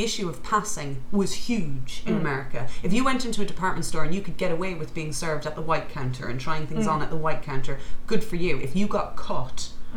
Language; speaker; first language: English; native; English